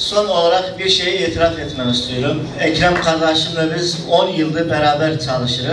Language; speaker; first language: Turkish; native; Turkish